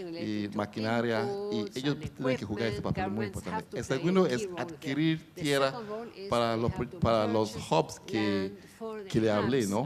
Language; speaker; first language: Spanish; non-native, fluent; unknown